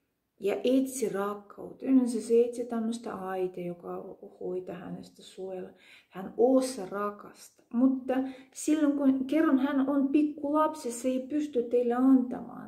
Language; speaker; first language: Finnish; non-native, fluent; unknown